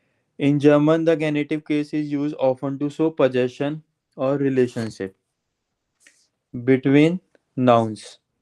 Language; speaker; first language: English; non-native, local second language; Hindi